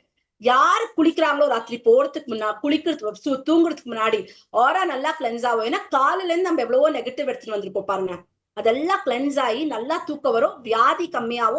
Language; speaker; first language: Tamil; native; Tamil